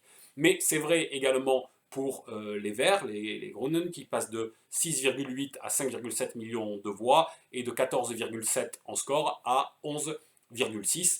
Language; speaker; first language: French; native; French